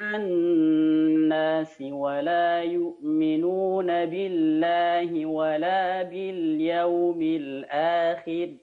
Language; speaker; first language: Arabic; non-native, fluent; Indonesian